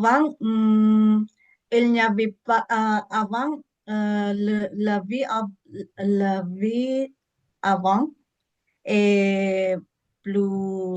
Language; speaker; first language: French; non-native, learner; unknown